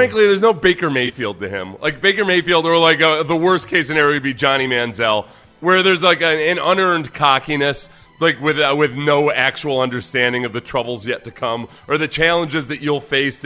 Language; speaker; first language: English; native; English